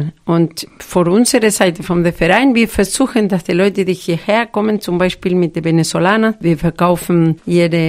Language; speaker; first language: German; non-native, fluent; Spanish